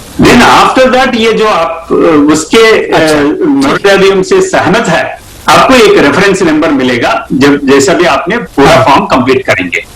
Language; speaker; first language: Hindi; non-native, local second language; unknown